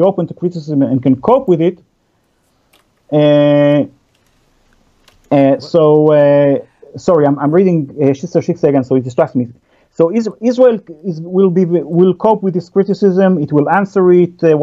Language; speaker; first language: English; non-native, fluent; Hebrew